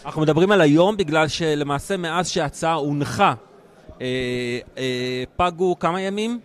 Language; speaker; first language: Hebrew; native; Hebrew